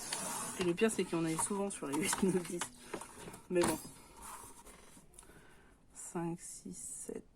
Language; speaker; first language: French; native; French